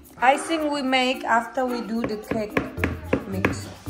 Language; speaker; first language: English; non-native, fluent; Indonesian